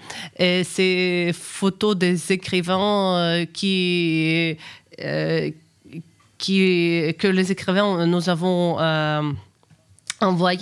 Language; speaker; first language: French; non-native, fluent; Ukrainian